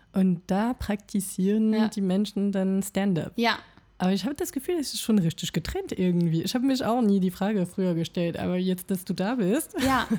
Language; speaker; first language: German; non-native, fluent; French